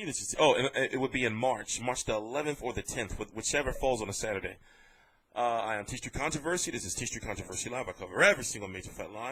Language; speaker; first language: English; native; English